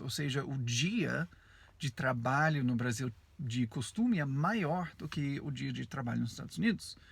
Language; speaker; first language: Portuguese; non-native, fluent; English